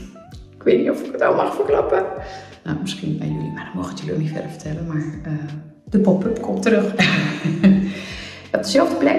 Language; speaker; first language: Dutch; native; Dutch